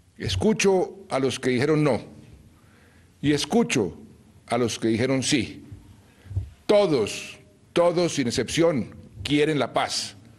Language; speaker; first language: Spanish; native; Spanish